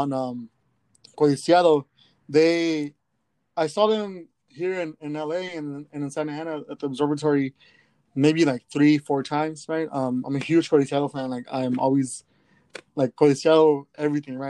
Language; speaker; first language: English; early bilingual, other home language; Spanish